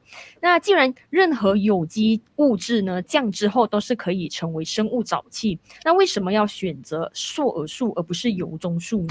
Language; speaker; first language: Chinese; native; Chinese